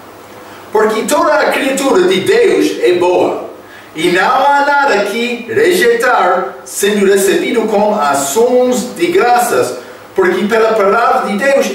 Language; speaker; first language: Portuguese; non-native, fluent; English